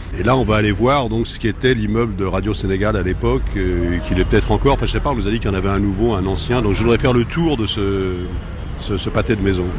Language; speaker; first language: French; native; French